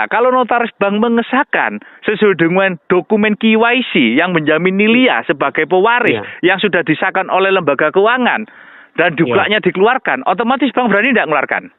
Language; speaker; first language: Indonesian; non-native, local second language; Javanese